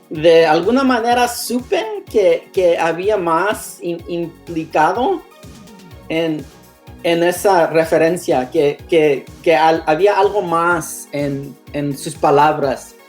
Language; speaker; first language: Spanish; early bilingual, heritage; Spanish